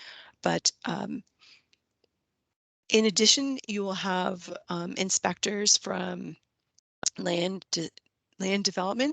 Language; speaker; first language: English; native; English